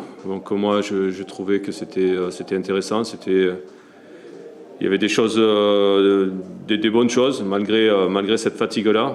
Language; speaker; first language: French; native; French